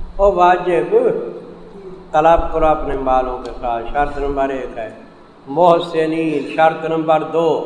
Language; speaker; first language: Urdu; non-native, local second language; Punjabi